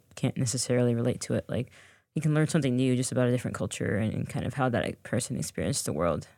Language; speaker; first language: English; native; English